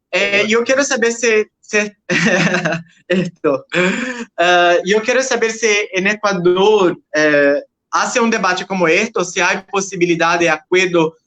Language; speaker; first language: Spanish; non-native, learner; Portuguese